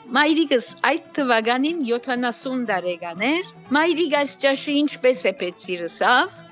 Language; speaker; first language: Armenian; native; Armenian